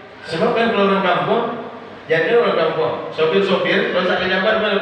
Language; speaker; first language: Indonesian; non-native, local second language; Malay